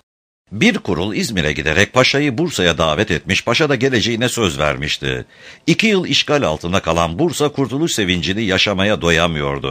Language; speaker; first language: Turkish; native; Turkish